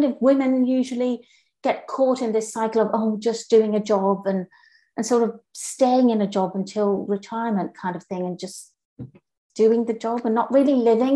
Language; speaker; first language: English; native; English